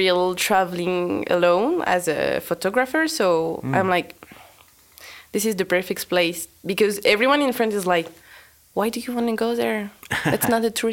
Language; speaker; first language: English; non-native, fluent; French